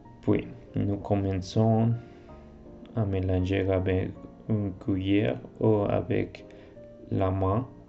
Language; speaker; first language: French; non-native, learner; Spanish